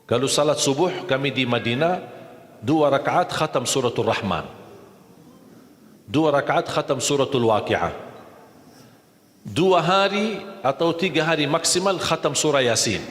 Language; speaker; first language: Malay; non-native, fluent; Arabic